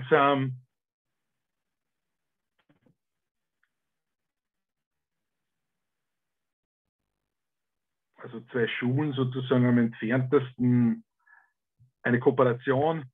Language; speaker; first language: German; native; German